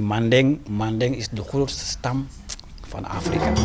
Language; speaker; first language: Dutch; non-native, learner; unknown